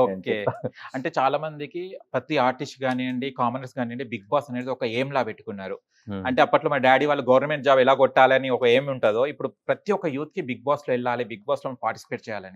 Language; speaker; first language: Telugu; native; Telugu